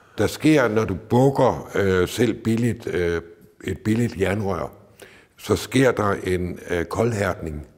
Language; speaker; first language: Danish; native; Danish